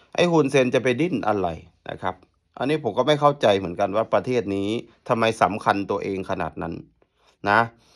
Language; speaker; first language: Thai; native; Thai